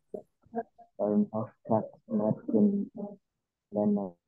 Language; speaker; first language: German; non-native, learner; Indonesian